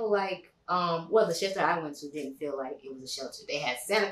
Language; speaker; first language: English; native; English